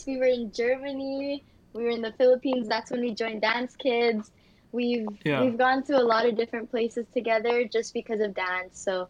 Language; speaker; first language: English; native; English